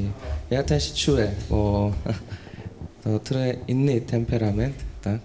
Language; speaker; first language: Polish; non-native, learner; Korean